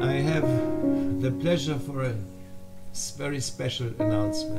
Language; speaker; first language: English; non-native, fluent; German